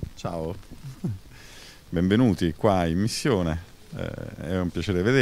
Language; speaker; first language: Italian; native; Italian